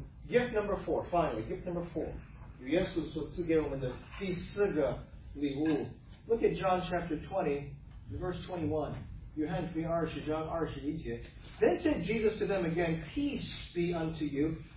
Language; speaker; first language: English; native; English